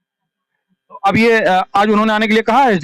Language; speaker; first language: Hindi; native; Hindi